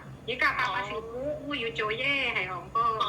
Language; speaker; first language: Cantonese; non-native, learner; Indonesian